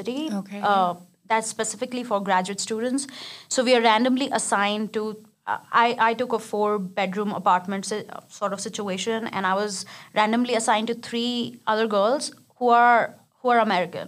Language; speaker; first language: English; non-native, local second language; Hindi